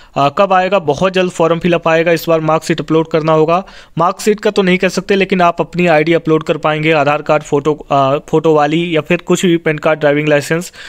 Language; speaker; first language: Hindi; native; Hindi